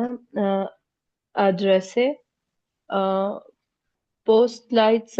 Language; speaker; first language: German; non-native, learner; Hindi